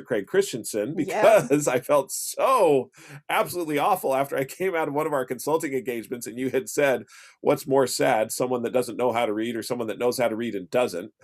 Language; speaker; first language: English; native; English